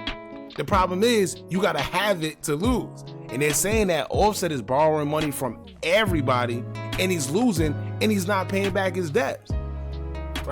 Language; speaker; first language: English; native; English